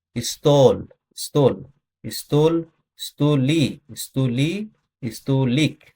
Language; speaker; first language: Bangla; native; Bangla